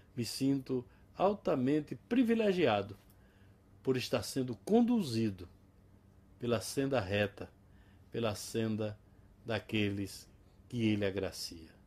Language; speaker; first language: Portuguese; native; Portuguese